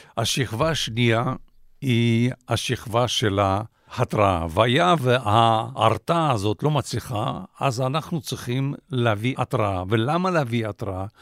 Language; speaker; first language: Hebrew; non-native, fluent; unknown